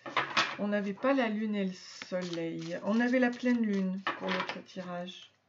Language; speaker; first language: French; native; French